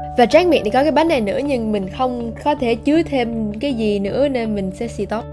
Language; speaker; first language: Vietnamese; early bilingual, heritage; Vietnamese